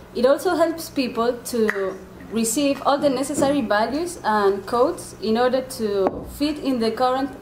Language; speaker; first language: English; non-native, fluent; Spanish